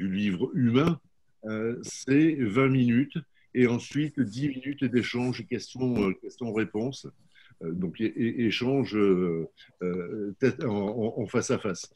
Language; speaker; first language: French; native; French